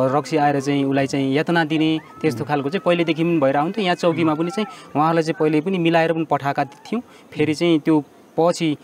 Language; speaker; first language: Nepali; native; Nepali